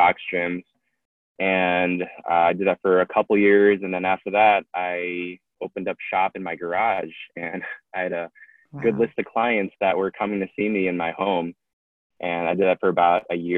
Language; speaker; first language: English; native; English